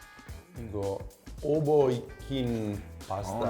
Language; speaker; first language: Korean; non-native, fluent; Italian